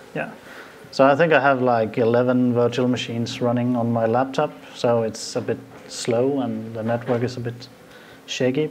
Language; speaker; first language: English; non-native, fluent; Danish